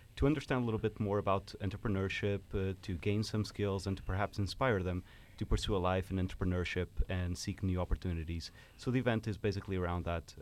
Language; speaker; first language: English; non-native, fluent; Portuguese